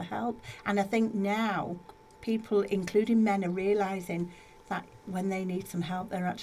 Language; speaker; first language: English; native; English